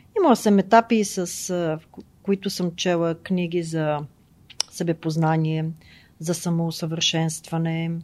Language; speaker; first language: Bulgarian; native; Bulgarian